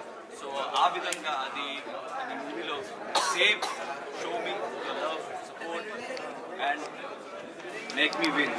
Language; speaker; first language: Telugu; non-native, learner; Hindi